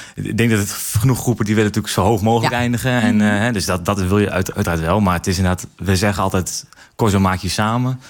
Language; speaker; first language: Dutch; native; Dutch